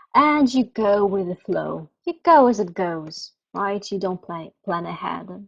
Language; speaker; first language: English; non-native, fluent; Russian